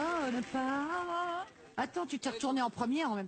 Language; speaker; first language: French; native; French